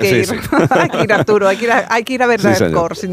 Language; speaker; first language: Spanish; native; Spanish